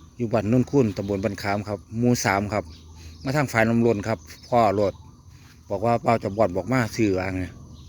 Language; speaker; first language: Thai; native; Thai